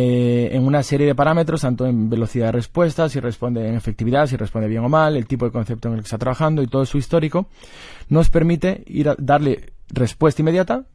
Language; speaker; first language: Spanish; native; Spanish